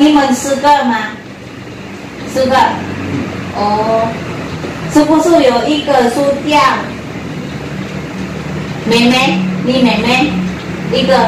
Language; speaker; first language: Chinese; non-native, learner; Filipino